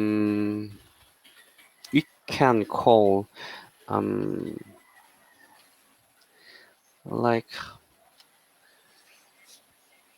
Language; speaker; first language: English; non-native, learner; Korean